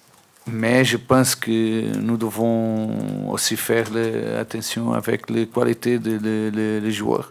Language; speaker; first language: French; non-native, fluent; Portuguese